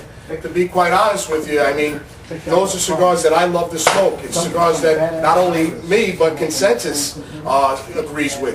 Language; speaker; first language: English; native; English